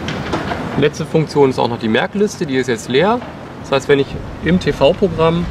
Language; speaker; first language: German; native; German